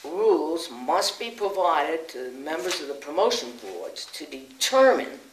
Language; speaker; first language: English; native; English